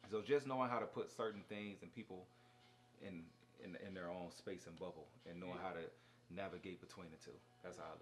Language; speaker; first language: English; native; English